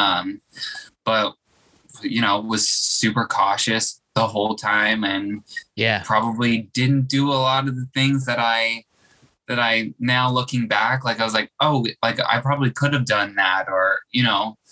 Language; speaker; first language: English; native; English